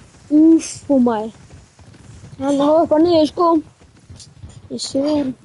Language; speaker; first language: Icelandic; early bilingual, heritage; Icelandic